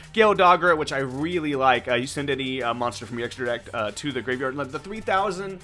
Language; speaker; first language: English; native; English